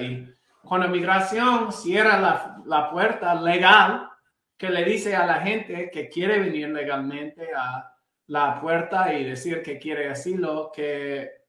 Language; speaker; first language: Spanish; non-native, fluent; English